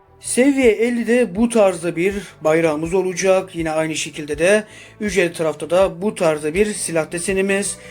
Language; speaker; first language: Turkish; native; Turkish